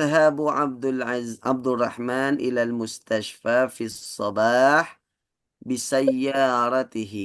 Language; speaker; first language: Arabic; non-native, fluent; Indonesian